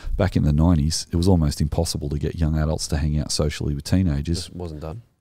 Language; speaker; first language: English; native; English